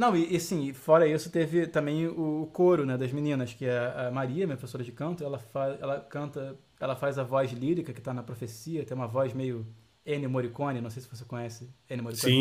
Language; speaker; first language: Portuguese; native; Portuguese